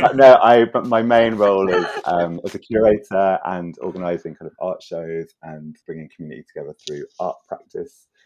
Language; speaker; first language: English; native; English